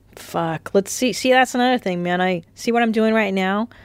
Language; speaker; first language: English; native; English